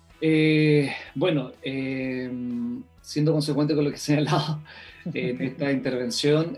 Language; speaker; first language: Spanish; native; Spanish